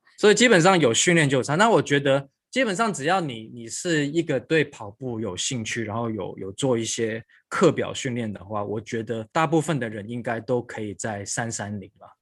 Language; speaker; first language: Chinese; non-native, local second language; Cantonese